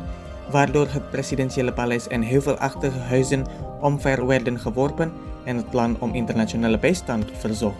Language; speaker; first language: Dutch; non-native, fluent; Indonesian